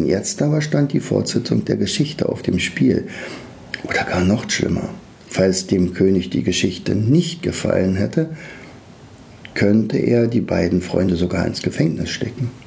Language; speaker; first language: German; native; German